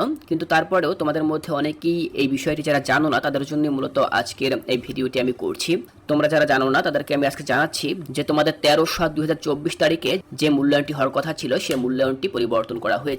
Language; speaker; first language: Bangla; native; Bangla